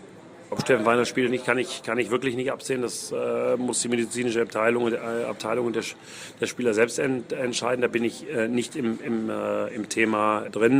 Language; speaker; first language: German; native; German